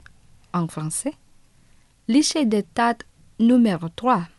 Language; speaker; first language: French; non-native, fluent; Indonesian